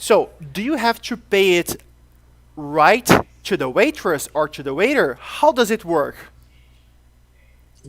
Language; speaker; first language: English; non-native, fluent; Portuguese